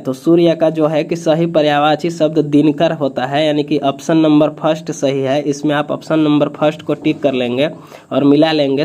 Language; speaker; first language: Hindi; native; Hindi